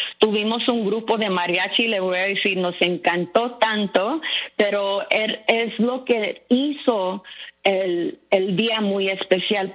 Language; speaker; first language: Spanish; early bilingual, heritage; Spanish